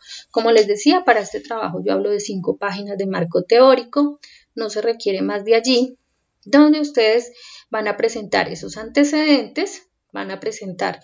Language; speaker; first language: Spanish; native; Spanish